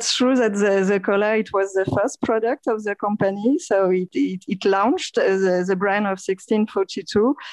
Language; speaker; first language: English; non-native, fluent; French